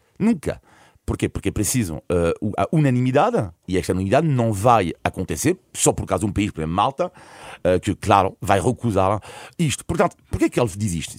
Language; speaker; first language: Portuguese; non-native, fluent; French